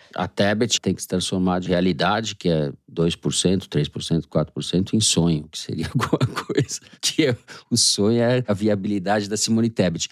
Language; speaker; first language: Portuguese; native; Portuguese